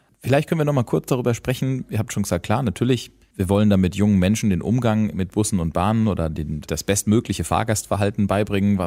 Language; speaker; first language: German; native; German